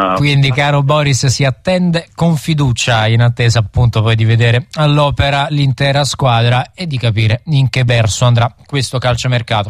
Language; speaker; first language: Italian; native; Italian